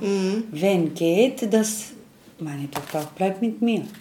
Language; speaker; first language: German; non-native, learner; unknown